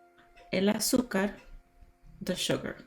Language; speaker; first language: Spanish; non-native, learner; English